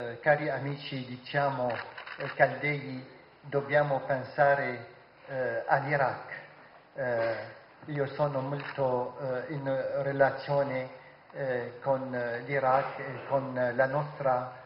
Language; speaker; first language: Italian; non-native, fluent; Arabic